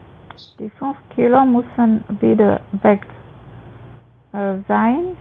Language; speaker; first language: German; non-native, learner; Macedonian